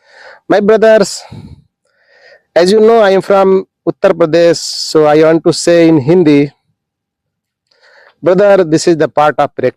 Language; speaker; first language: English; non-native, local second language; Hindi